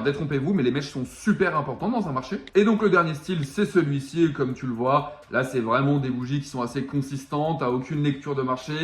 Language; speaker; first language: French; native; French